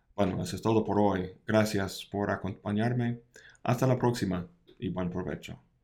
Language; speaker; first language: Spanish; non-native, fluent; English